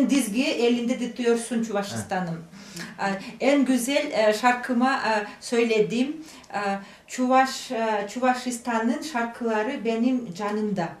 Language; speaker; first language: Turkish; non-native, learner; Chuvash